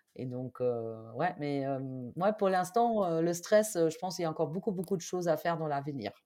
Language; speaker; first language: French; non-native, fluent; German